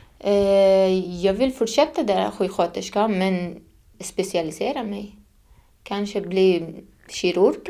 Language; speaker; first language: Swedish; non-native, fluent; Persian